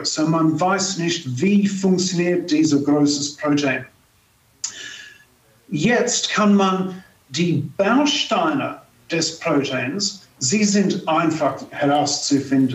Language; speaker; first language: German; non-native, fluent; English